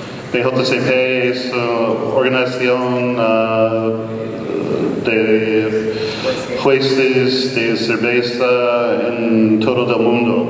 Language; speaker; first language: Spanish; non-native, learner; English